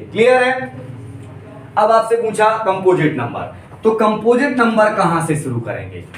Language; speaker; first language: Hindi; native; Hindi